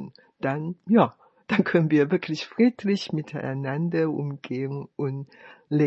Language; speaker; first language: German; non-native, fluent; Chinese